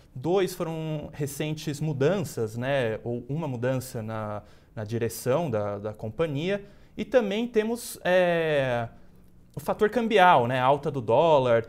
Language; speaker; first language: Portuguese; native; Portuguese